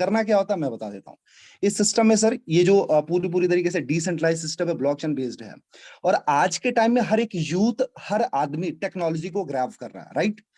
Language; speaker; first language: Hindi; native; Hindi